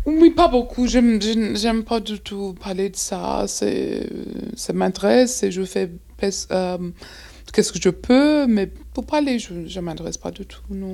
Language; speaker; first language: French; non-native, fluent; English